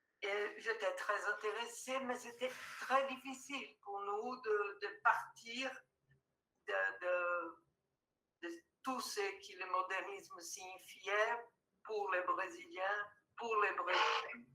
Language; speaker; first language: French; non-native, fluent; Portuguese